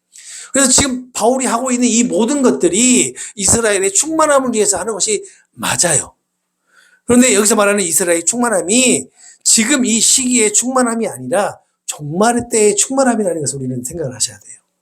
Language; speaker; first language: Korean; native; Korean